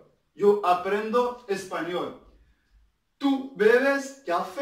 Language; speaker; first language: Spanish; non-native, fluent; Arabic